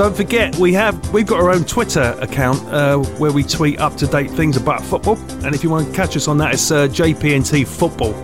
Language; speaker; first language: English; native; English